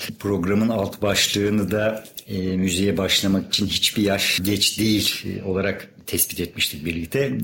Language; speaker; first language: Turkish; native; Turkish